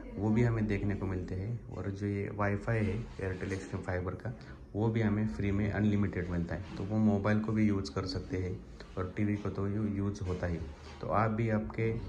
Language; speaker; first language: Hindi; non-native, local second language; Marathi